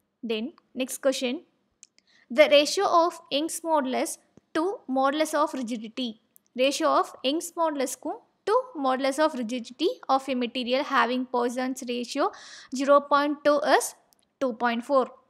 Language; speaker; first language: English; non-native, local second language; Tamil